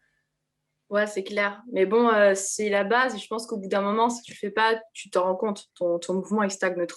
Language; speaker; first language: French; native; French